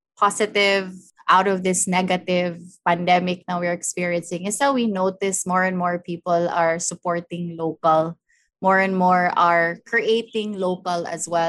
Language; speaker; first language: English; non-native, local second language; Cebuano